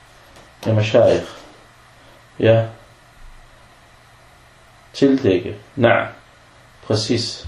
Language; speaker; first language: Danish; non-native, fluent; Arabic